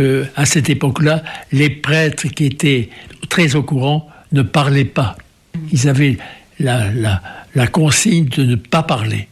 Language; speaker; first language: French; native; French